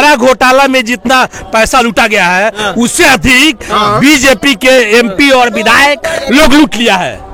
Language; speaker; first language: Hindi; native; Hindi